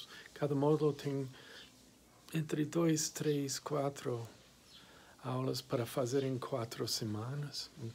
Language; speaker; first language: Portuguese; non-native, fluent; English